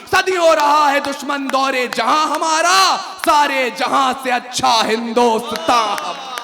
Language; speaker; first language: Hindi; native; Hindi